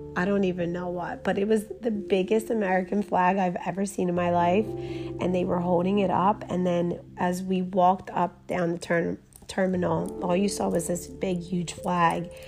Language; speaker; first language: English; early bilingual, other home language; Romanian